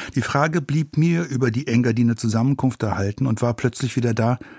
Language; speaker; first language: German; native; German